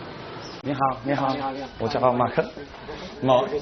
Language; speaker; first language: Chinese; non-native, learner; English